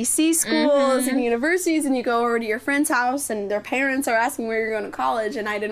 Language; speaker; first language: English; native; English